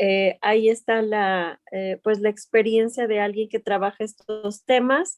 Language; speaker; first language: Spanish; native; Spanish